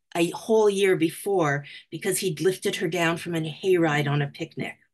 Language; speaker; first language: English; native; English